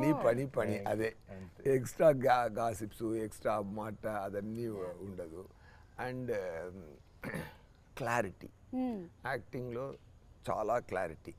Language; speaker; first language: Telugu; non-native, learner; Tamil